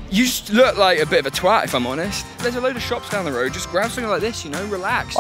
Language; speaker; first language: English; native; English